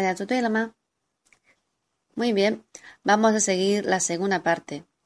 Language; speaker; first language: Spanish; non-native, fluent; Chinese